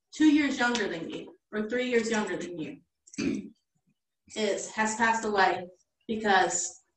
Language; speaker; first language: English; early bilingual, other home language; Spanish